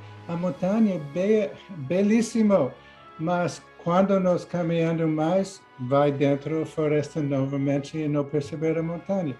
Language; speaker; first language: Portuguese; non-native, learner; English